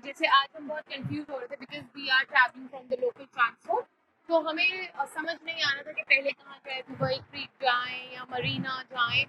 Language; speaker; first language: Hindi; native; Hindi